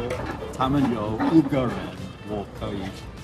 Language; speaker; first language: Chinese; non-native, learner; English